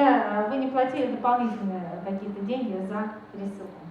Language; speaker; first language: Russian; native; Russian